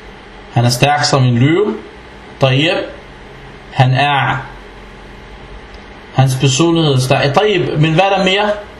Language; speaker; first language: Danish; early bilingual, other home language; Arabic